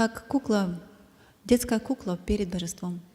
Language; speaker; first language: Russian; native; Russian